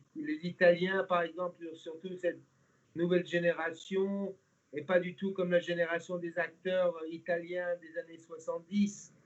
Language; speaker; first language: French; non-native, fluent; English